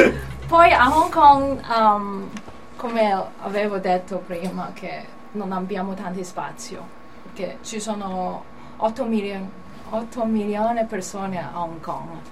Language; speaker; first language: Italian; non-native, learner; Cantonese